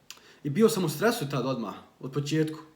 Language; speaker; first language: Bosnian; early bilingual, heritage; Bosnian